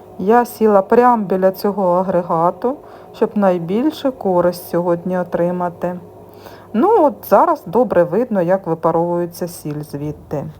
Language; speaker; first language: Ukrainian; non-native, local second language; Russian